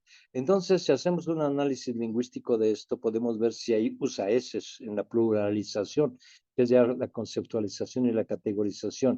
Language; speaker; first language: Spanish; native; Spanish